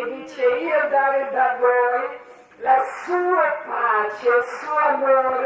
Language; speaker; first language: Italian; non-native, learner; Croatian